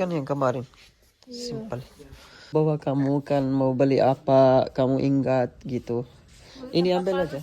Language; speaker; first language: Indonesian; non-native, learner; Urdu